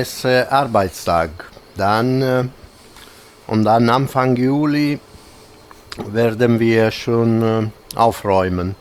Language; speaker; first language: German; non-native, fluent; Italian